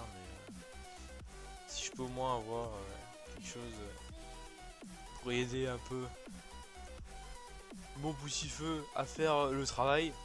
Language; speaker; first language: French; native; French